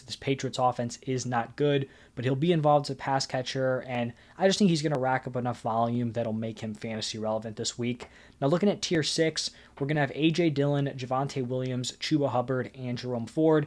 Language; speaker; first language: English; native; English